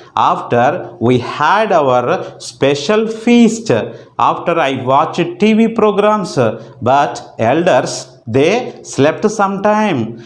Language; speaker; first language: English; non-native, local second language; Telugu